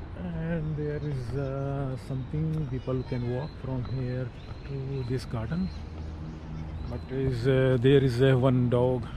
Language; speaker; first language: English; non-native, learner; Urdu